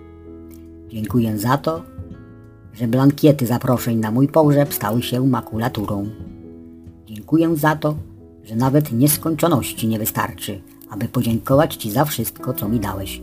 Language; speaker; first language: Polish; native; Polish